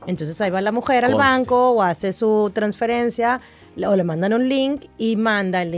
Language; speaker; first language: Spanish; native; Spanish